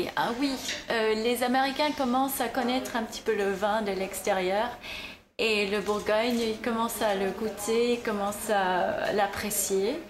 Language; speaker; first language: French; non-native, fluent; English